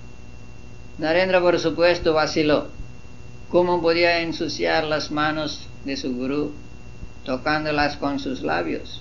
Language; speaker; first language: Spanish; non-native, fluent; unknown